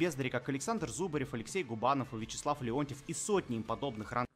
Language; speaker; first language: Russian; native; Russian